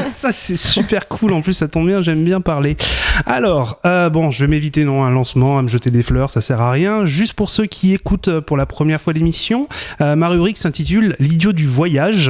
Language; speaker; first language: French; native; French